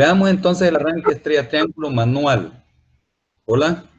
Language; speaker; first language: Spanish; native; Spanish